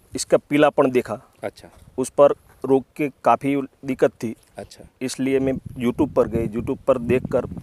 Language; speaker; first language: Hindi; non-native, local second language; Gujarati